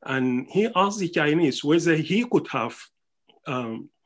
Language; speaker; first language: English; non-native, fluent; Arabic